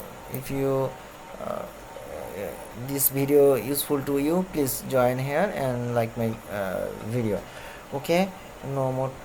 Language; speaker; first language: English; non-native, learner; Bangla